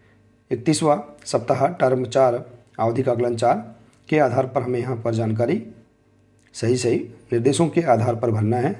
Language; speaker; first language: Hindi; native; Hindi